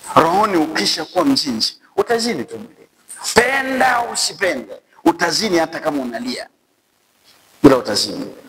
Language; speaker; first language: Swahili; native; Swahili